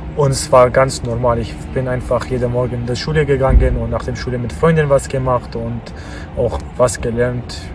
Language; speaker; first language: German; non-native, fluent; Kurdish